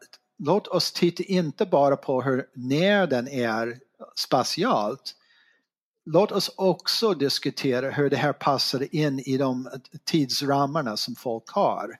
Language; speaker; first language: Swedish; non-native, fluent; English